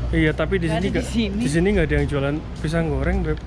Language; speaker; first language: Indonesian; native; Indonesian